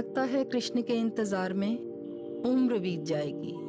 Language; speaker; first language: Hindi; native; Hindi